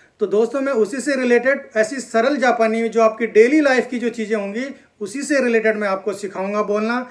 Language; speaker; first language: Hindi; native; Hindi